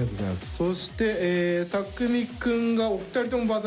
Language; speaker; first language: Japanese; native; Japanese